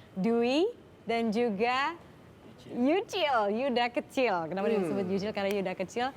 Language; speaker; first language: Indonesian; native; Indonesian